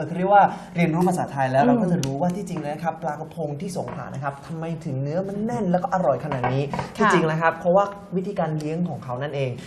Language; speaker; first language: Thai; non-native, fluent; Chinese